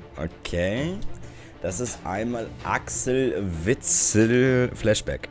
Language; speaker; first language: German; early bilingual, other home language; Russian